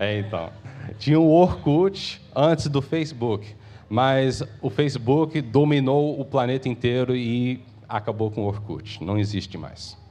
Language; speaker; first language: Portuguese; early bilingual, heritage; English